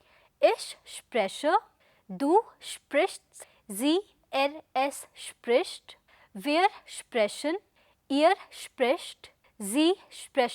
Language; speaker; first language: German; non-native, fluent; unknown